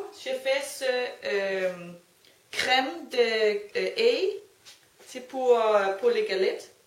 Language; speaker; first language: French; non-native, learner; Danish